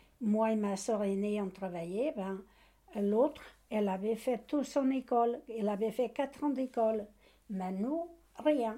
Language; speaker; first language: French; non-native, learner; Portuguese